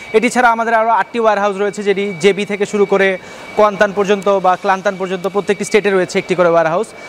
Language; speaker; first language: Bangla; native; Bangla